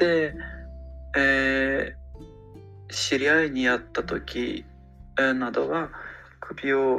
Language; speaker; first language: Japanese; non-native, fluent; French